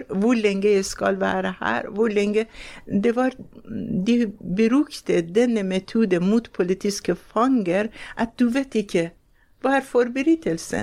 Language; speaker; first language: Norwegian; non-native, fluent; Persian